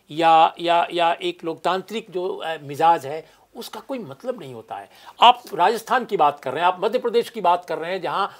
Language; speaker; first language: Hindi; native; Hindi